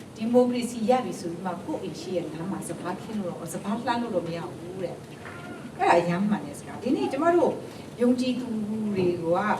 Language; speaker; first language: Burmese; non-native, local second language; Kachin